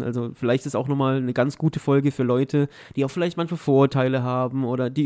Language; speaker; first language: German; native; German